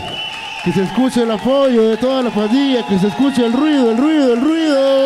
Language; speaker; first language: Spanish; native; Spanish